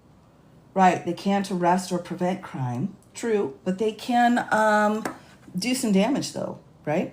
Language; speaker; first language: English; native; English